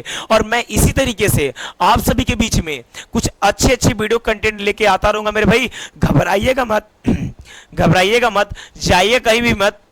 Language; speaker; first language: Hindi; native; Hindi